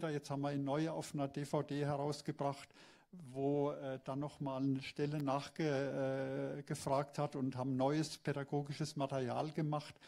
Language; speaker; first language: German; native; German